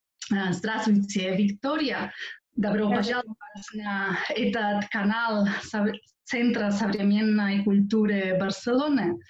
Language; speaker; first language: Russian; non-native, fluent; Catalan